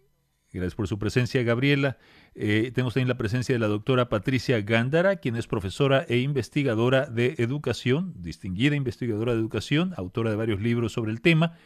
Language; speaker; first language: Spanish; native; Spanish